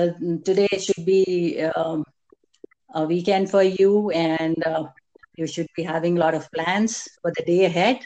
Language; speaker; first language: English; non-native, local second language; Hindi